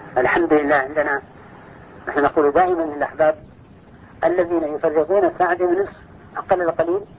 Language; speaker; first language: Arabic; non-native, fluent; Urdu